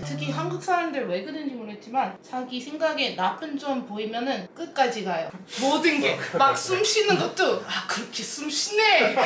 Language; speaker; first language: Korean; non-native, fluent; English